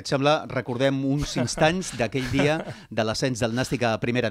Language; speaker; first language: Catalan; native; Catalan